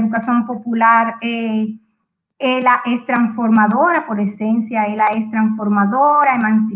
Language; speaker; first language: Portuguese; non-native, fluent; Spanish